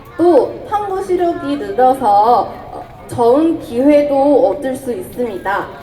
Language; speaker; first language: Korean; non-native, fluent; Chinese